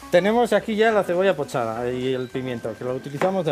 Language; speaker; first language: Spanish; native; Spanish